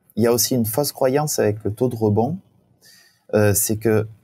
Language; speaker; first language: French; native; French